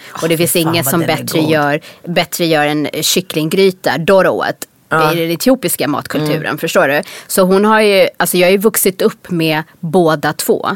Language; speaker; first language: Swedish; native; Swedish